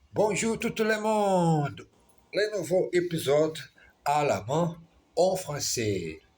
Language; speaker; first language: French; non-native, learner; Portuguese